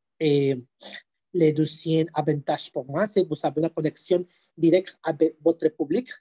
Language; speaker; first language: French; non-native, learner; Spanish